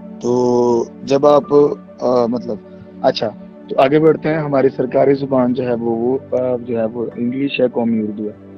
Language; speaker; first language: Urdu; non-native, local second language; Punjabi